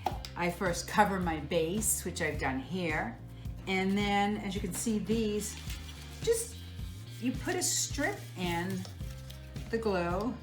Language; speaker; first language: English; native; English